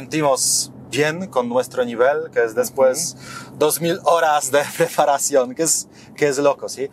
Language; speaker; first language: Spanish; non-native, fluent; Polish